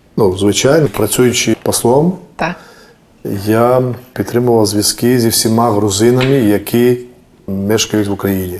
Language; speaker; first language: Ukrainian; non-native, fluent; Georgian